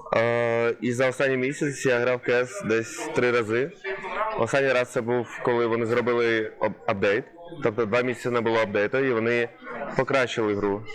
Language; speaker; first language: Ukrainian; non-native, local second language; Russian